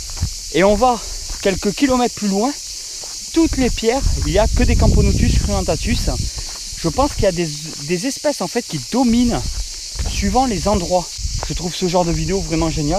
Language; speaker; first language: French; native; French